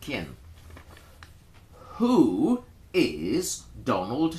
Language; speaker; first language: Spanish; non-native, fluent; English